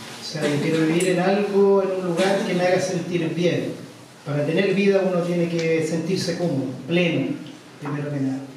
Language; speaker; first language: Spanish; native; Spanish